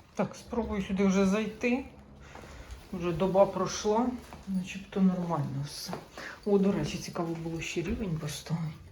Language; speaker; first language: Ukrainian; non-native, local second language; Russian